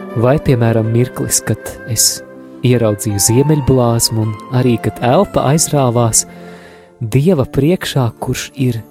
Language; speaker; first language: Latvian; native; Latvian